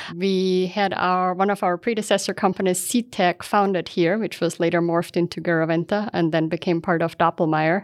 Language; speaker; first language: English; non-native, fluent; German